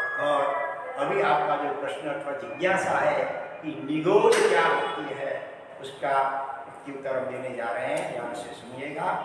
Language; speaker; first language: Hindi; non-native, local second language; Gujarati